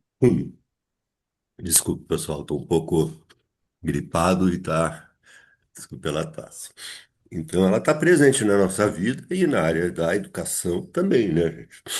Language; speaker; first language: Portuguese; native; Portuguese